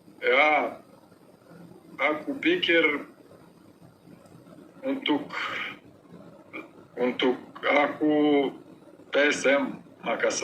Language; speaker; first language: Indonesian; non-native, learner; Romanian